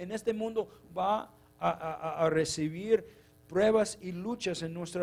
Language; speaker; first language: Spanish; non-native, learner; English